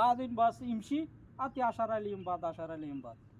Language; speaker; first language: Arabic; non-native, learner; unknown